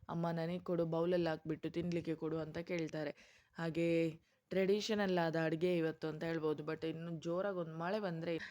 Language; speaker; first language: Kannada; non-native, local second language; Tulu